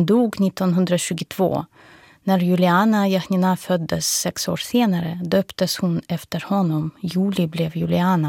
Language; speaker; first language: Swedish; non-native, fluent; Russian